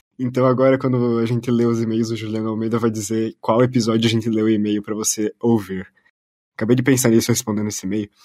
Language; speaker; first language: Portuguese; native; Portuguese